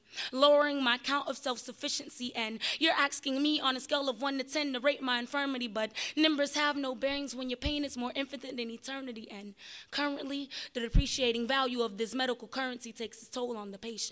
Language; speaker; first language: English; native; English